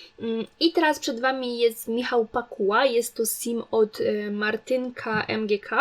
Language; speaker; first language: Polish; native; Polish